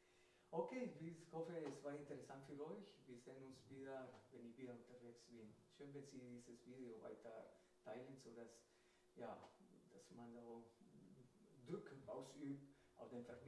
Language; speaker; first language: German; non-native, fluent; Spanish